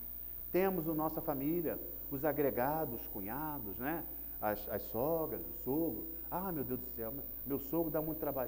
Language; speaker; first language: Portuguese; native; Portuguese